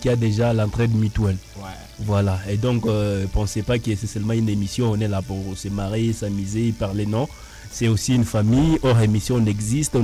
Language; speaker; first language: French; non-native, local second language; Nande